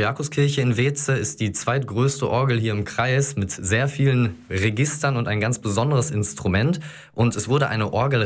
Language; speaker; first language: German; native; German